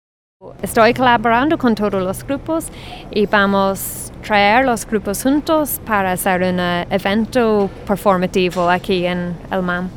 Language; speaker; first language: Spanish; non-native, fluent; English